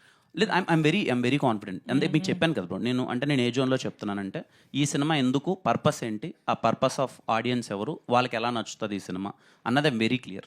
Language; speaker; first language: Telugu; native; Telugu